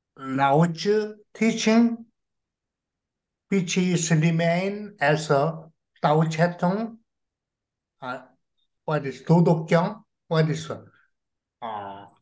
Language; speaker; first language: English; non-native, learner; Korean